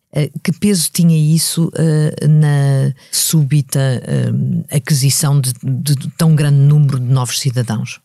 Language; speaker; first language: Portuguese; native; Portuguese